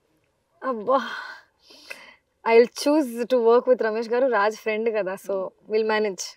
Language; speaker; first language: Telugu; non-native, local second language; Hindi